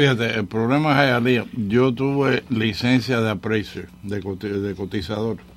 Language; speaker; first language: Spanish; native; Spanish